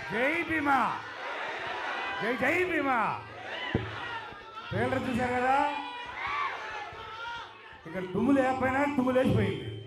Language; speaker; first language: Telugu; native; Telugu